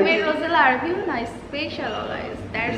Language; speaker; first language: Hindi; non-native, learner; Bangla